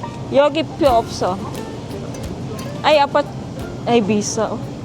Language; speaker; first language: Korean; non-native, learner; Filipino